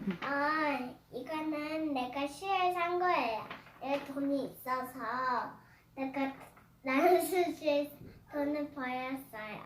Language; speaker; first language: Korean; early bilingual, heritage; Korean